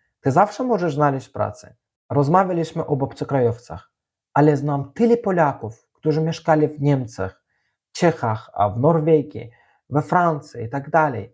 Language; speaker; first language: Polish; non-native, fluent; Azerbaijani